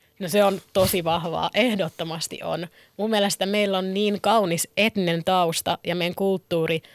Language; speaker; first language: Finnish; early bilingual, other home language; Kurdish